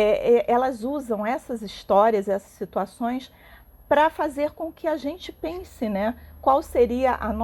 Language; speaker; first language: Portuguese; native; Portuguese